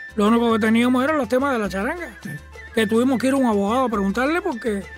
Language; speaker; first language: Spanish; early bilingual, heritage; Spanish